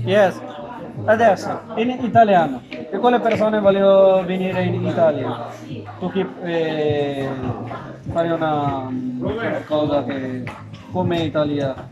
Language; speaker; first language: Italian; non-native, learner; Urdu